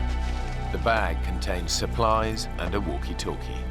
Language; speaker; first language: English; native; English